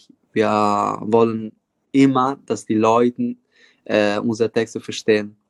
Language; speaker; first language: German; non-native, fluent; Italian